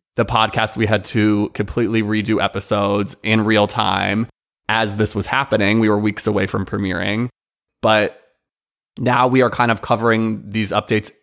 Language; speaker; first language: English; native; English